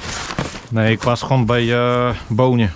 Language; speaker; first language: Dutch; non-native, fluent; Russian